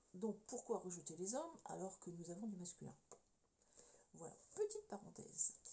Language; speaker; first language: French; native; French